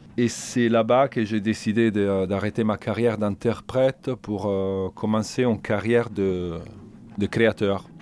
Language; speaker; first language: French; non-native, fluent; Italian